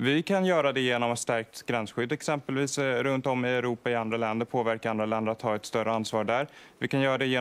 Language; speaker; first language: Swedish; native; Swedish